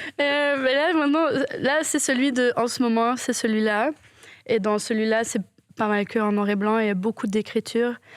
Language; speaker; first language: French; native; French